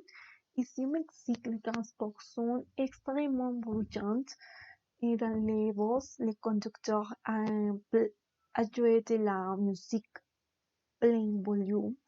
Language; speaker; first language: French; non-native, learner; Spanish